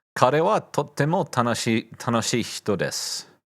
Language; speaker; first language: Japanese; non-native, learner; English